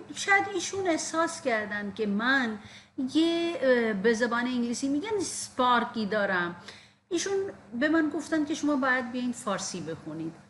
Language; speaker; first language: Persian; non-native, fluent; Urdu